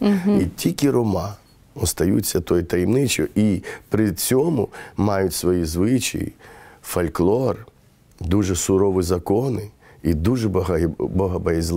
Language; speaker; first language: Ukrainian; non-native, local second language; Romany